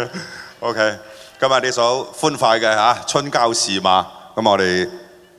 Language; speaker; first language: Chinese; non-native, local second language; Cantonese